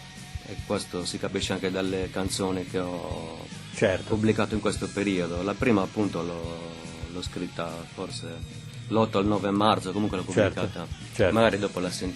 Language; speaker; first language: Italian; native; Italian